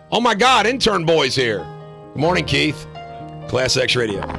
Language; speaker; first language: English; native; English